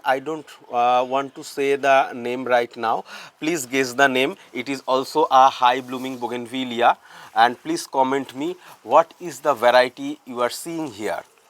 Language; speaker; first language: English; non-native, local second language; Bangla